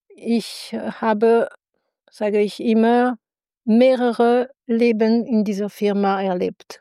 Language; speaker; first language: German; non-native, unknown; French